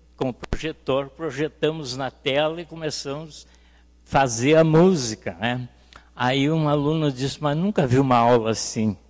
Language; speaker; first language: Portuguese; native; Portuguese